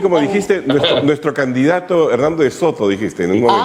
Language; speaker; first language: Spanish; native; Spanish